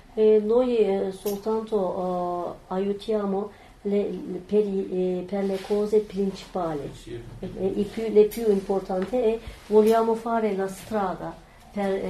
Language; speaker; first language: Italian; non-native, learner; Turkish